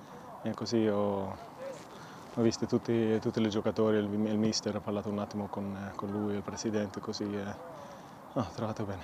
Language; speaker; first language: Italian; non-native, fluent; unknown